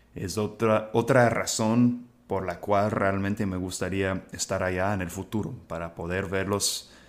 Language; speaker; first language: Spanish; non-native, fluent; English